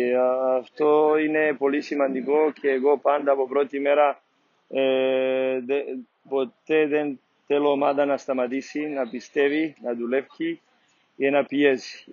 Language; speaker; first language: Greek; non-native, fluent; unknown